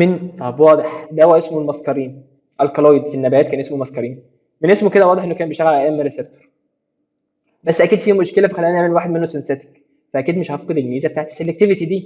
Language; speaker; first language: Arabic; native; Arabic